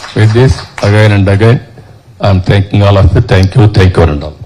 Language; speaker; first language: English; non-native, local second language; Telugu